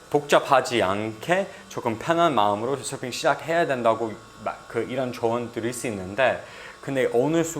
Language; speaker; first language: Korean; non-native, fluent; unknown